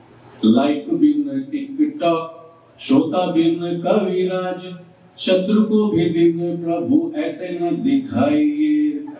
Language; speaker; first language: Hindi; native; Hindi